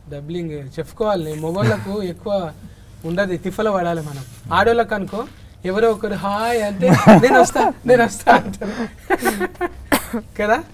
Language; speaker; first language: Telugu; native; Telugu